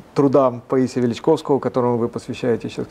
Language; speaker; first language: Russian; native; Russian